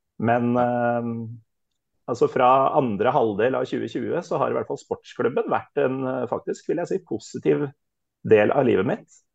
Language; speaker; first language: Norwegian; native; Norwegian